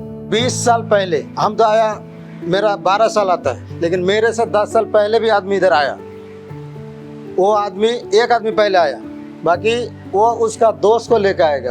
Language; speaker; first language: Hindi; non-native, local second language; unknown